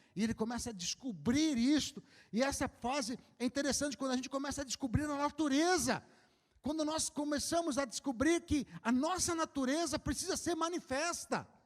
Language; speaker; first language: Portuguese; native; Portuguese